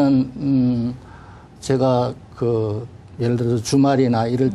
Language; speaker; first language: Korean; native; Korean